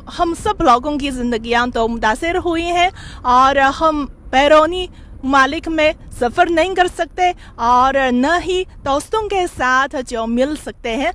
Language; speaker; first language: Hindi; non-native, fluent; Chinese